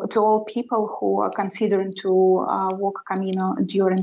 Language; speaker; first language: English; non-native, fluent; Russian